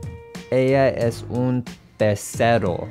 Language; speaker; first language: Spanish; non-native, learner; English